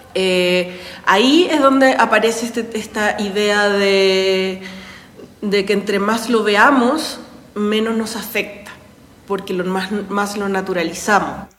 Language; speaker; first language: Spanish; native; Spanish